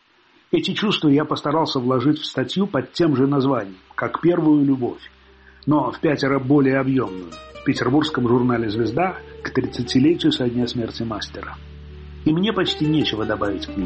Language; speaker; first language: Russian; native; Russian